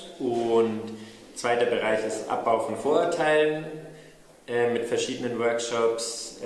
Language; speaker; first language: German; native; German